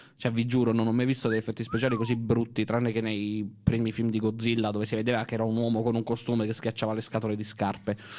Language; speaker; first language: Italian; native; Italian